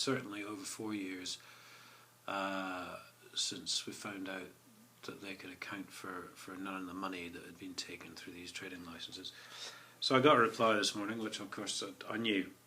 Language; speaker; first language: English; native; English